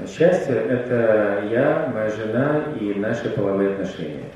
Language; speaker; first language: Russian; native; Russian